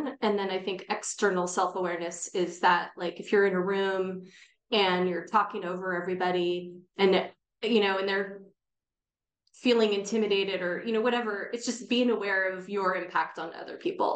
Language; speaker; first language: English; native; English